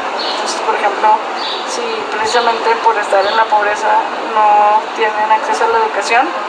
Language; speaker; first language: Spanish; native; Spanish